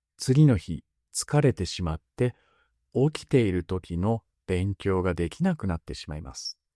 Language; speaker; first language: Japanese; native; Japanese